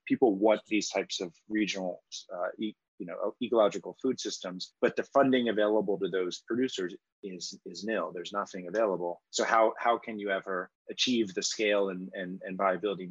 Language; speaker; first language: English; native; English